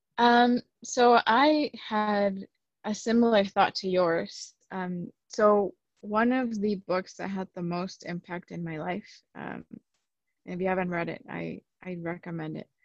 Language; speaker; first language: English; early bilingual, other home language; Spanish